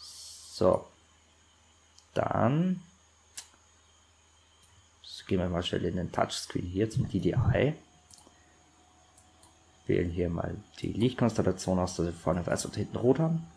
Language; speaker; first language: German; native; German